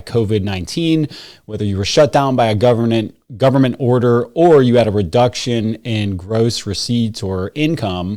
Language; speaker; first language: English; native; English